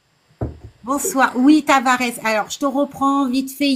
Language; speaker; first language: French; native; French